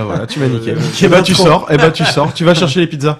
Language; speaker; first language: French; native; French